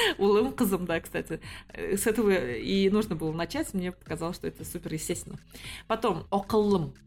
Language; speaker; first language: Russian; non-native, local second language; Tatar